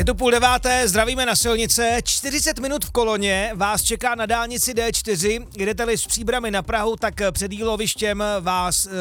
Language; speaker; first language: Czech; native; Czech